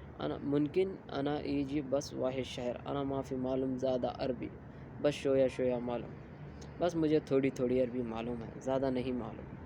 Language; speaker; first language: Urdu; native; Urdu